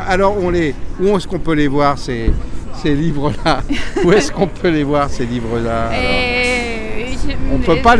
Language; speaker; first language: French; native; French